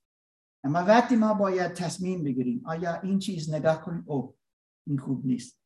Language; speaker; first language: Persian; non-native, learner; English